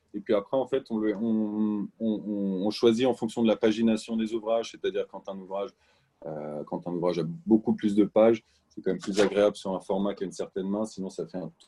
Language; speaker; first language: French; native; French